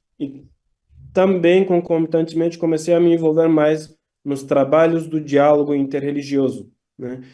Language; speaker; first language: Portuguese; non-native, fluent; Turkish